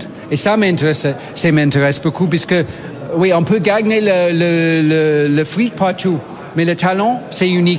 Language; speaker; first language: French; non-native, learner; English